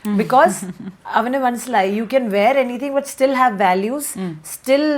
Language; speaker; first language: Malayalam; early bilingual, heritage; Malayalam